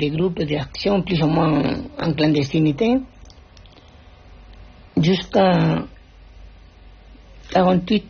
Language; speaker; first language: French; non-native, fluent; Spanish